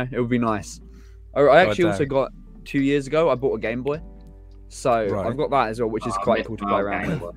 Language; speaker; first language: English; native; English